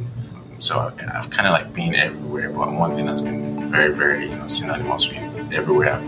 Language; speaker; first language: English; non-native, local second language; Yoruba